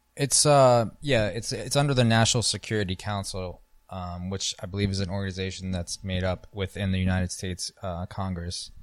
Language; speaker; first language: English; native; English